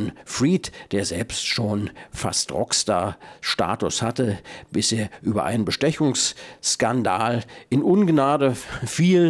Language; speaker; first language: German; native; German